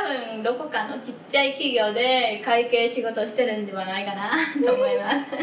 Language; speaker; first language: Japanese; non-native, fluent; Vietnamese